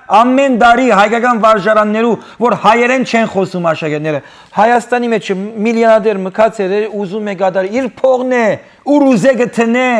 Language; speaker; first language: Armenian; native; Armenian